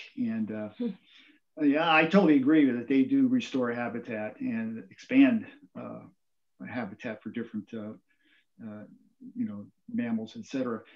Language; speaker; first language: English; native; English